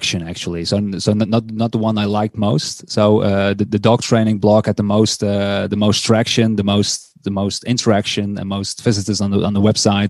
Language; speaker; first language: English; non-native, fluent; Dutch